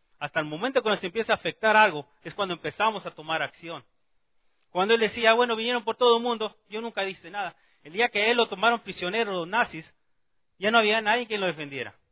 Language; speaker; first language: Spanish; native; Spanish